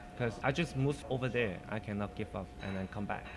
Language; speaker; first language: English; non-native, local second language; Cantonese